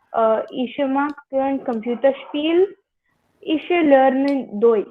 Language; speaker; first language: German; non-native, learner; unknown